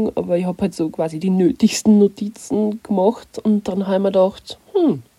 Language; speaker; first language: German; native; German